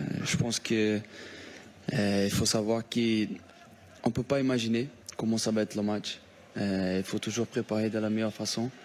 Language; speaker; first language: French; non-native, fluent; Portuguese